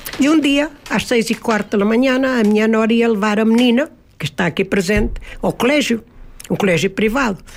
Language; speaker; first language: Portuguese; native; Portuguese